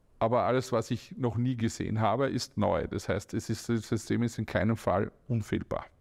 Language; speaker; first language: German; native; German